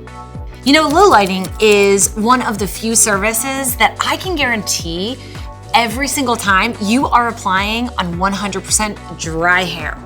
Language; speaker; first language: English; native; English